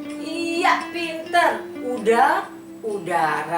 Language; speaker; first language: Indonesian; native; Indonesian